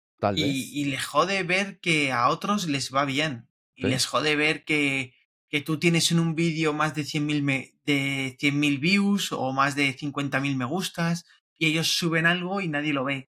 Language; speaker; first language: Spanish; native; Spanish